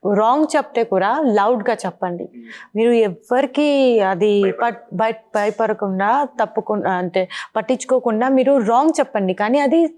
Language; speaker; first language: Telugu; non-native, learner; Bangla